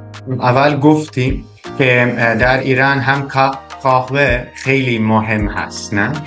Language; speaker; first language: Persian; non-native, learner; Dutch